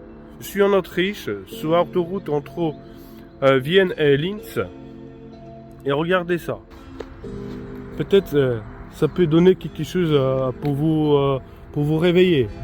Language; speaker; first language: French; non-native, fluent; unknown